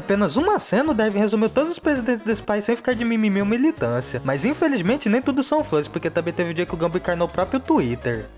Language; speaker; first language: Portuguese; native; Portuguese